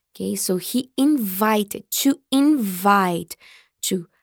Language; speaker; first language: English; non-native, fluent; Portuguese